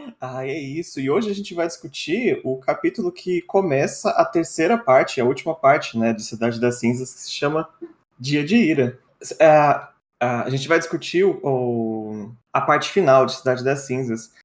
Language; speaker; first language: Portuguese; native; Portuguese